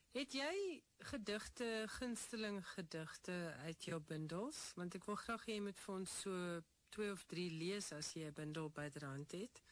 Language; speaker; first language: Afrikaans; native; Afrikaans